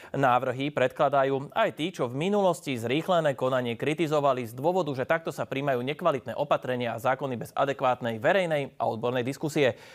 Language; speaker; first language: Slovak; native; Slovak